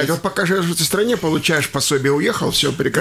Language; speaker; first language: Russian; native; Russian